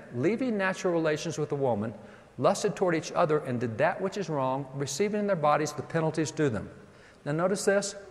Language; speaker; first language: English; native; English